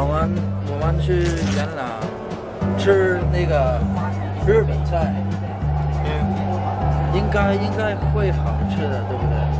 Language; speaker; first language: Chinese; non-native, learner; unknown